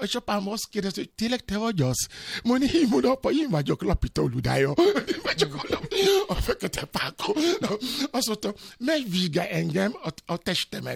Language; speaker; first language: Hungarian; non-native, learner; Albanian